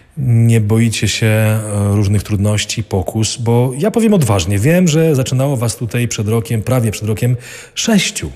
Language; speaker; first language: Polish; native; Polish